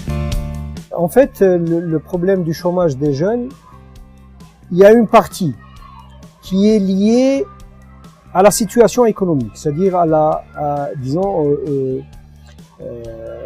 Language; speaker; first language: French; non-native, local second language; Arabic